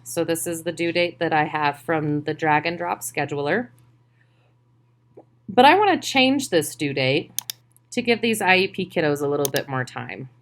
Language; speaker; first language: English; native; English